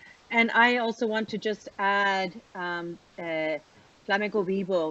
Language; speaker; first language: English; native; English